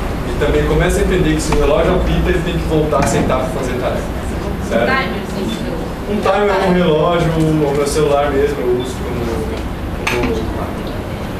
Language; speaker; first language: Portuguese; native; Portuguese